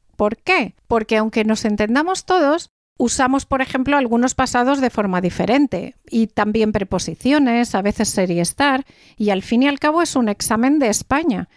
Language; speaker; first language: Spanish; native; Spanish